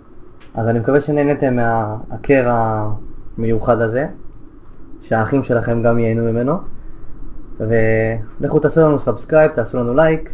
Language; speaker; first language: Hebrew; native; Hebrew